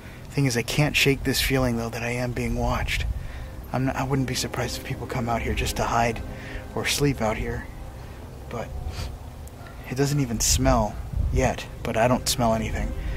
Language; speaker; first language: English; native; English